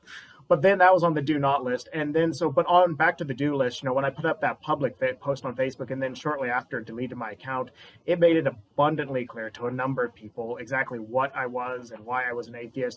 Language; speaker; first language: English; native; English